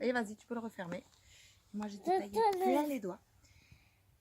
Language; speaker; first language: French; native; French